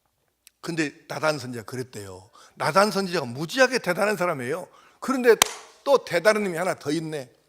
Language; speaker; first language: Korean; native; Korean